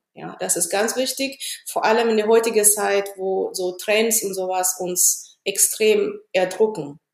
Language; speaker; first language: German; non-native, fluent; Amharic